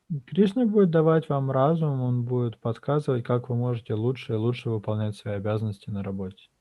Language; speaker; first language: Russian; native; Russian